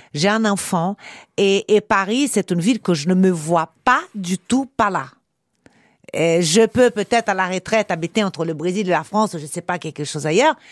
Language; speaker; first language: French; non-native, fluent; Portuguese